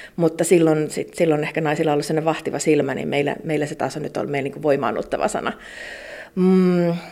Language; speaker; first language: Finnish; native; Finnish